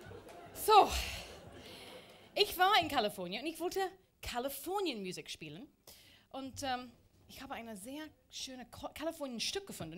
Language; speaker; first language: German; non-native, fluent; English